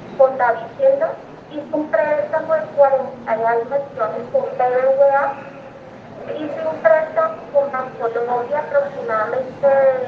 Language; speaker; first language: Spanish; native; Spanish